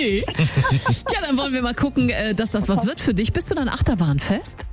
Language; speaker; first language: German; native; German